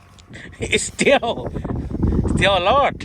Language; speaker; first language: English; non-native, learner; Lao